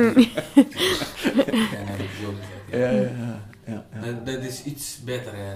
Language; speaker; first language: Dutch; non-native, learner; Pashto